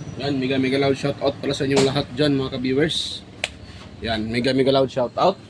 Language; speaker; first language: Filipino; non-native, local second language; Cebuano